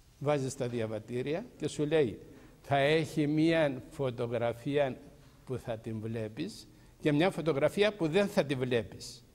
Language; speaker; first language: Greek; native; Greek